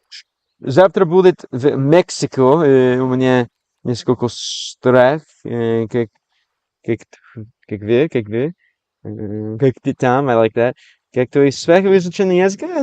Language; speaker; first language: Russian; non-native, learner; English